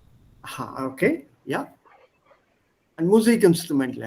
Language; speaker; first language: German; non-native, fluent; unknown